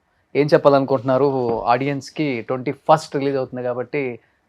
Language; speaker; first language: Telugu; native; Telugu